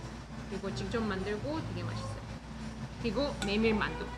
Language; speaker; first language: Korean; non-native, fluent; Russian